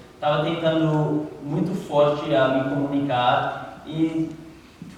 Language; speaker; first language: Portuguese; non-native, learner; English